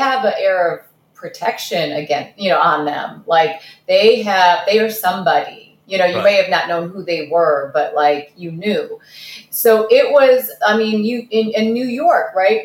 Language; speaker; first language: English; early bilingual, other home language; Russian